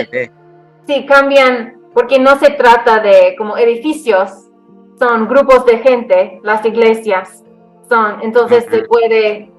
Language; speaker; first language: Spanish; non-native, fluent; English